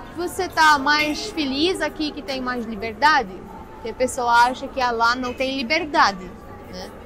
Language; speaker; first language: Portuguese; non-native, fluent; Arabic